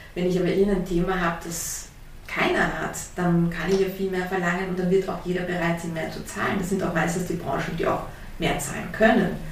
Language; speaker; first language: German; early bilingual, heritage; German